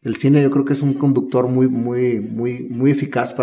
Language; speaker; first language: Spanish; native; Spanish